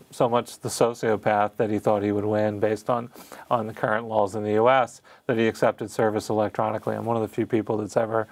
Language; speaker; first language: English; native; English